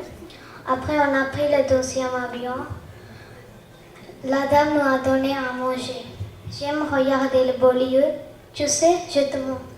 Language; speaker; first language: French; non-native, learner; Tamil